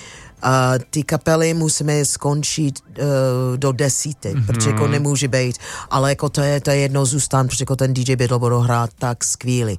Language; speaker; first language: Czech; non-native, fluent; English